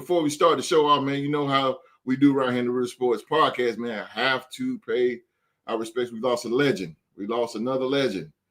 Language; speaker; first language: English; native; English